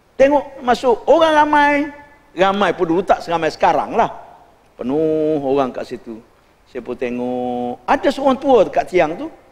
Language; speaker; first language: Malay; native; Malay